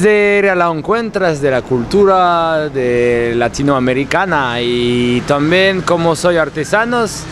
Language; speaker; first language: Spanish; non-native, learner; French